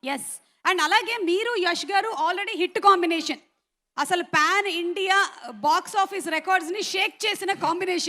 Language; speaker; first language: Telugu; native; Telugu